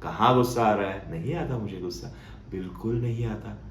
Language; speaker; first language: Hindi; non-native, local second language; Marathi